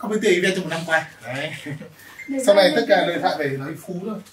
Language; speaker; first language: Vietnamese; native; Vietnamese